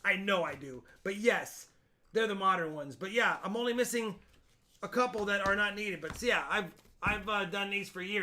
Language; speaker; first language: English; native; English